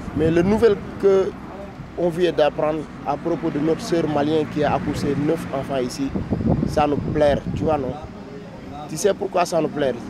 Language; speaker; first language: French; non-native, local second language; Wolof